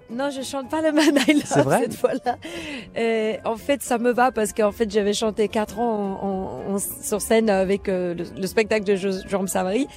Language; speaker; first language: French; non-native, fluent; English